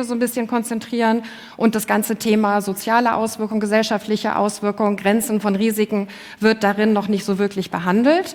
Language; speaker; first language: German; native; German